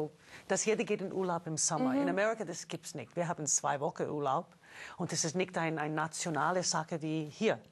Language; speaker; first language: German; non-native, fluent; English